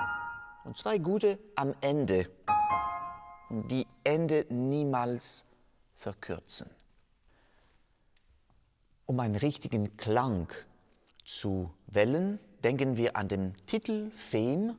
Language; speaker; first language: German; non-native, fluent; French